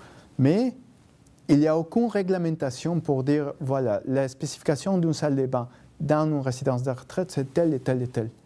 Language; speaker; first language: French; non-native, fluent; Spanish